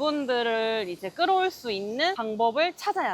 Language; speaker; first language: Korean; native; Korean